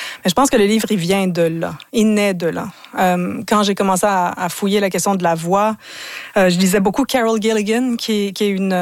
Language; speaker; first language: French; native; French